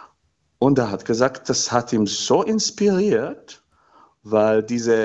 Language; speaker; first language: German; non-native, fluent; Hebrew